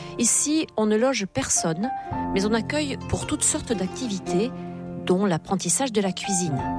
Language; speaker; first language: French; native; French